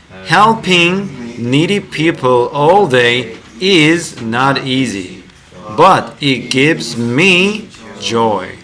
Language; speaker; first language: English; non-native, fluent; Korean